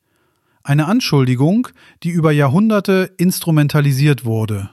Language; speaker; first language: German; native; German